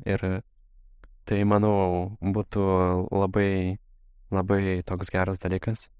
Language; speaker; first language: Lithuanian; non-native, fluent; Russian